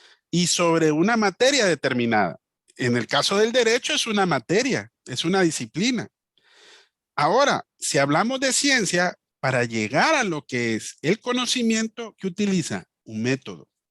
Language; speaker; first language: Spanish; native; Spanish